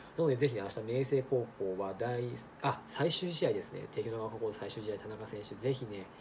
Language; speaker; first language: Japanese; native; Japanese